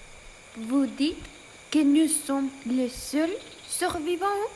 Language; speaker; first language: French; non-native, learner; Spanish